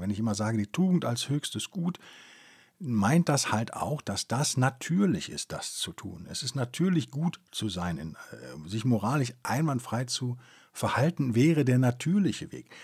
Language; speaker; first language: German; native; German